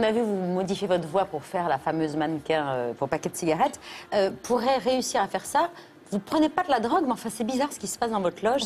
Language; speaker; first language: French; native; French